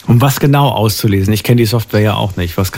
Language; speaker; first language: German; native; German